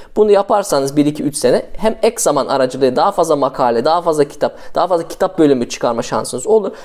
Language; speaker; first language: Turkish; early bilingual, heritage; Turkish